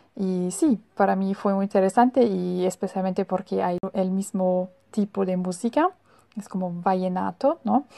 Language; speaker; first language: Spanish; non-native, fluent; German